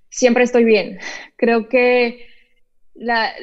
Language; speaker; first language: Spanish; early bilingual, other home language; French